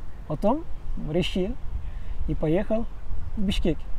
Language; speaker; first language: Russian; non-native, fluent; Turkish